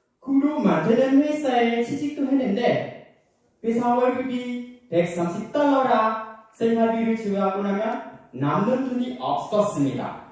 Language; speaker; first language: Korean; non-native, learner; Khmer